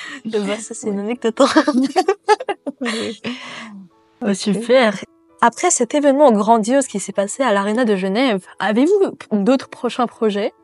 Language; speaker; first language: French; native; French